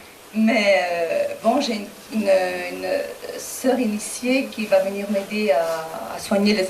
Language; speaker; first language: French; non-native, fluent; Spanish